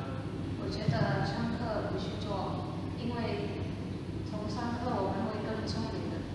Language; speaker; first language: Chinese; non-native, learner; Indonesian